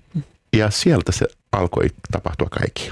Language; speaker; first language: Finnish; non-native, fluent; Portuguese